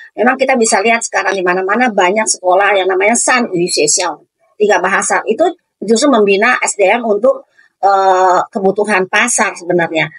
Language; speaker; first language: Indonesian; native; Indonesian